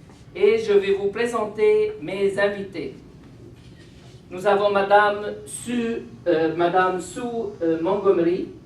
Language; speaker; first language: French; non-native, fluent; Arabic